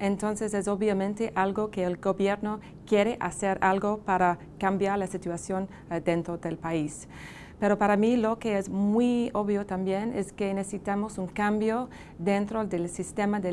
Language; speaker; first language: Spanish; non-native, fluent; English